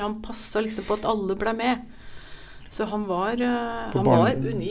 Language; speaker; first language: Norwegian; native; Norwegian